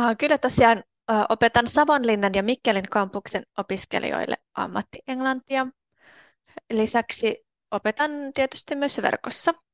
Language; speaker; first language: Finnish; non-native, fluent; Russian